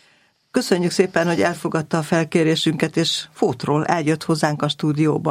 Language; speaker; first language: Hungarian; native; Hungarian